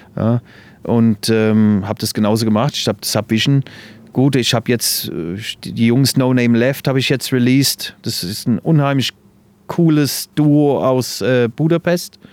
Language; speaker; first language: German; non-native, fluent; English